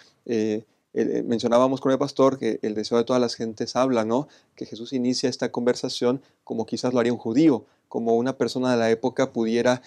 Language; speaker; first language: Spanish; native; Spanish